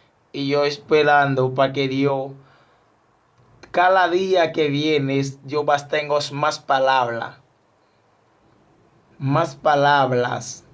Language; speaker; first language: Spanish; non-native, learner; Haitian Creole